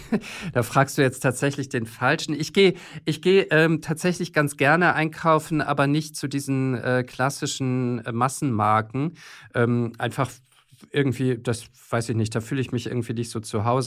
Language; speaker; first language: German; native; German